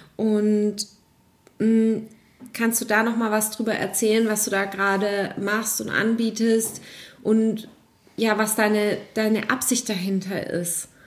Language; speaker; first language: German; native; German